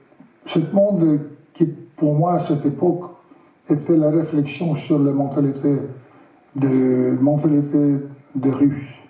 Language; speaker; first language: French; non-native, learner; Russian